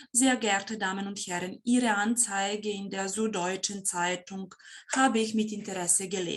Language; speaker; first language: German; non-native, fluent; Serbian